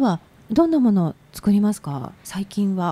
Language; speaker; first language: Japanese; native; Japanese